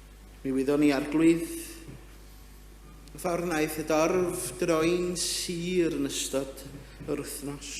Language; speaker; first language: Welsh; native; Welsh